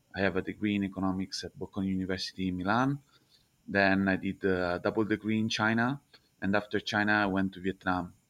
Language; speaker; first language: English; non-native, fluent; Italian